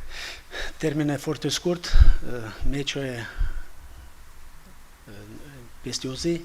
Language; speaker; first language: Romanian; non-native, fluent; Albanian